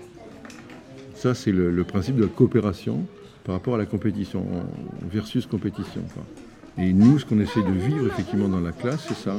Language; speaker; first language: French; native; French